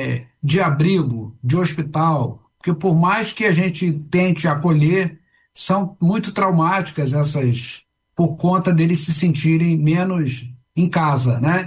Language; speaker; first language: Portuguese; native; Portuguese